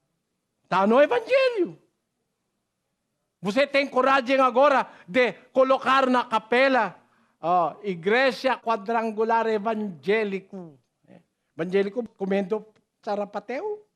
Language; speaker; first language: Portuguese; non-native, learner; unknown